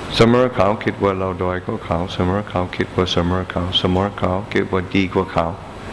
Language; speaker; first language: Thai; non-native, fluent; English